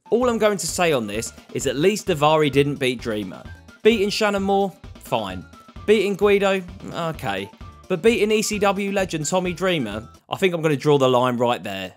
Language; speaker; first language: English; native; English